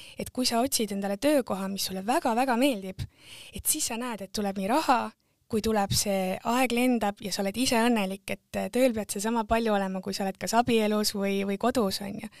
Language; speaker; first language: Estonian; native; Estonian